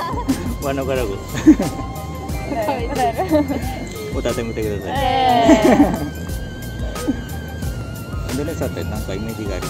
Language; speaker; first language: Japanese; non-native, fluent; Indonesian